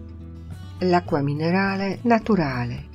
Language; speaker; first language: Italian; non-native, fluent; Polish